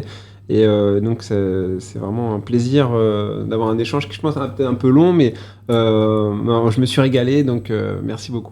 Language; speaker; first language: French; native; French